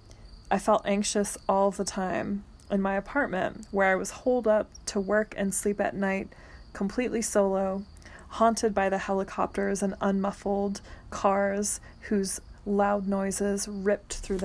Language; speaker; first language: English; native; English